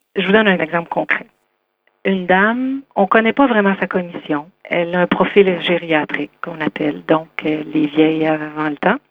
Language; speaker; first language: French; native; French